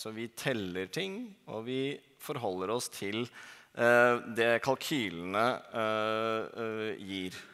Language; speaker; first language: Norwegian; native; Norwegian